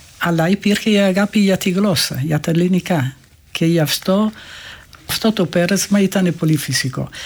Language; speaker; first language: Greek; non-native, fluent; Italian